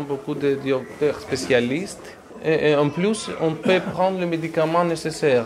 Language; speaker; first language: French; non-native, learner; Greek